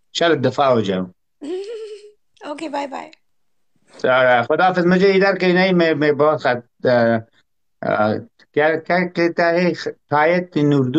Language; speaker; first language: Hindi; non-native, learner; Persian